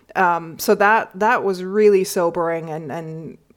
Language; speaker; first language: English; non-native, fluent; German